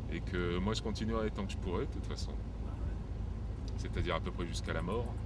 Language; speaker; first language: French; native; French